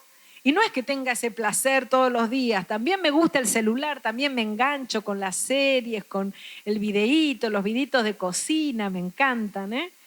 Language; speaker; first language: Spanish; native; Spanish